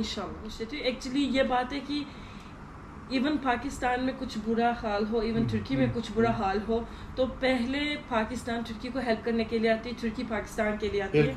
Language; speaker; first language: Hindi; non-native, learner; Turkish